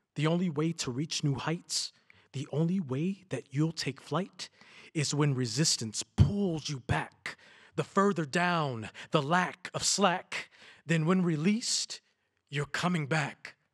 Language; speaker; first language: English; native; English